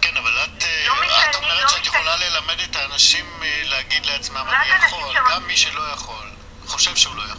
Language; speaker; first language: Hebrew; native; Hebrew